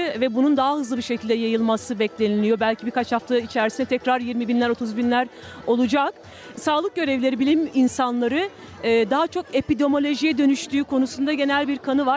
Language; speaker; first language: Turkish; native; Turkish